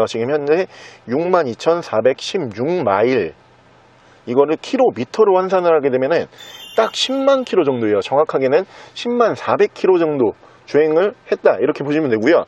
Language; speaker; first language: Korean; native; Korean